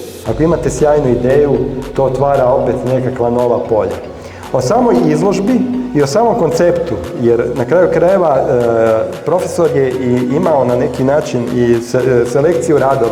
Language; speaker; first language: Croatian; native; Croatian